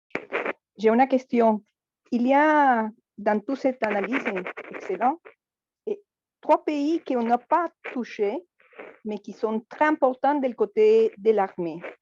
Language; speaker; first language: French; non-native, fluent; Spanish